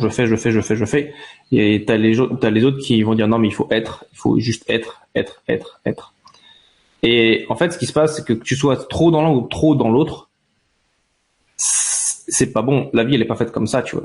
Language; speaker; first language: French; native; French